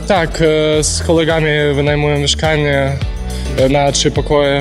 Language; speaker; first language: Polish; non-native, learner; Ukrainian